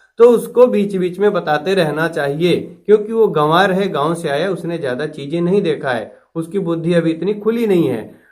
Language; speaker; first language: Hindi; native; Hindi